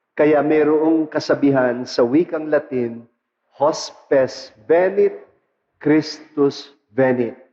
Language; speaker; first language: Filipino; non-native, local second language; Pampanga